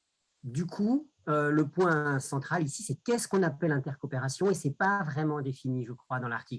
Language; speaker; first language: French; native; French